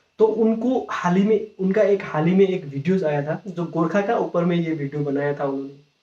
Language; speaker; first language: Hindi; non-native, local second language; Nepali